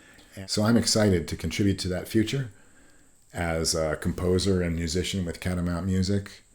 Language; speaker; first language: English; native; English